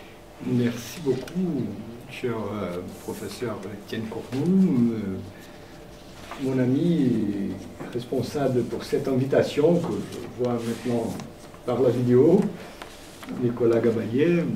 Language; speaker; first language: French; non-native, fluent; Portuguese